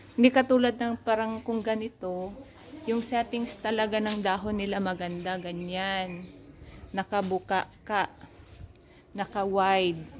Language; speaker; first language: Filipino; non-native, local second language; Cebuano